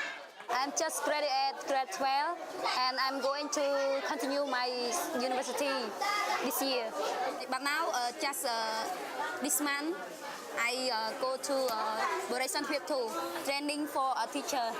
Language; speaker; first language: English; non-native, learner; Khmer